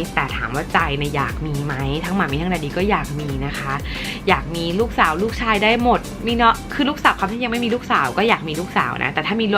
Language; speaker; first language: Thai; early bilingual, heritage; English